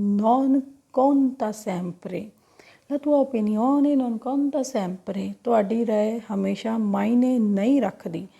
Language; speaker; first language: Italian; non-native, fluent; Punjabi